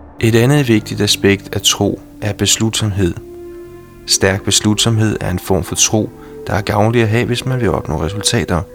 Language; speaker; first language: Danish; native; Danish